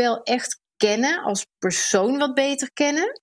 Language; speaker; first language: Dutch; native; Dutch